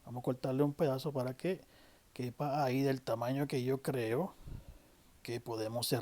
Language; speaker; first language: Spanish; native; Spanish